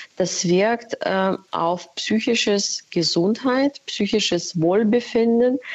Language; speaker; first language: German; non-native, fluent; Ukrainian